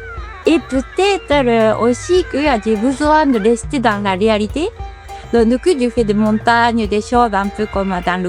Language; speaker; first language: French; non-native, fluent; Japanese